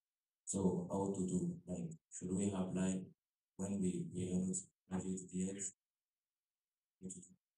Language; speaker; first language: English; non-native, learner; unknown